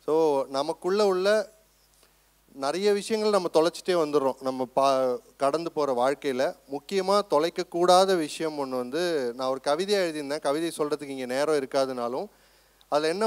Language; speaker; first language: Tamil; native; Tamil